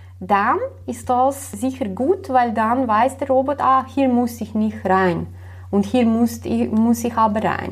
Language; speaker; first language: German; non-native, fluent; Slovenian